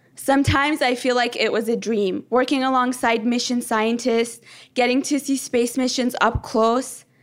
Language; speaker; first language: English; early bilingual, other home language; Persian